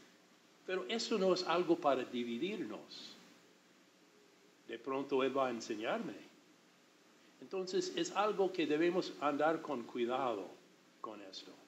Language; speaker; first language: Spanish; non-native, fluent; English